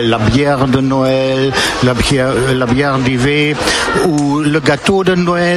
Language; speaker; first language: French; non-native, learner; German